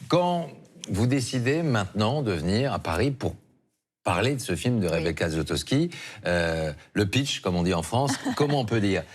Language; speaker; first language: French; native; French